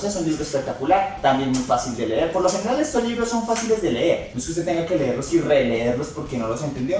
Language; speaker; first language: Spanish; native; Spanish